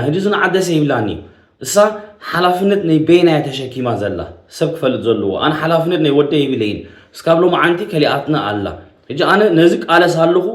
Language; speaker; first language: Tigrinya; early bilingual, heritage; Tigrinya